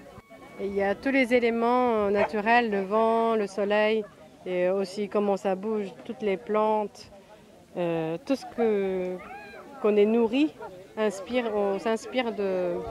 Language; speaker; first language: French; non-native, fluent; Japanese